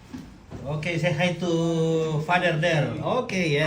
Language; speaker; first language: English; non-native, learner; Indonesian